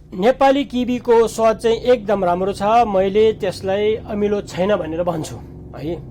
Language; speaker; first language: Nepali; non-native, local second language; Sherpa